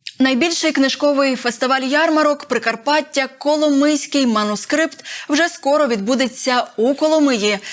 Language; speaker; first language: Ukrainian; native; Ukrainian